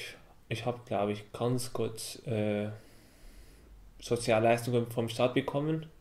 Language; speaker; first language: German; non-native, fluent; Arabic